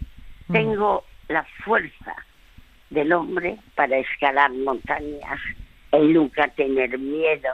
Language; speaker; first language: Spanish; early bilingual, other home language; French